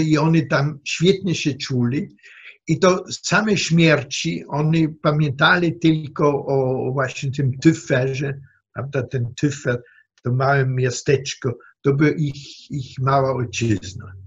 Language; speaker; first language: Polish; non-native, fluent; German